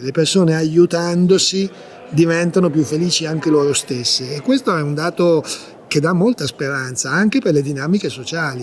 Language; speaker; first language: Italian; native; Italian